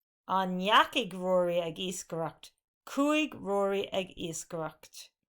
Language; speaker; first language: Irish; non-native, local second language; English